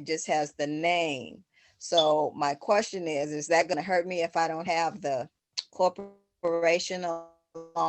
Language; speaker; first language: English; native; English